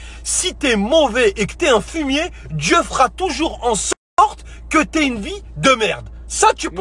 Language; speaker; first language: French; native; French